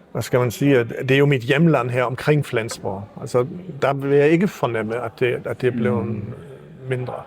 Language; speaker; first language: Danish; early bilingual, heritage; Danish